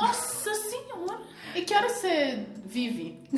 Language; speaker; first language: Portuguese; early bilingual, heritage; Portuguese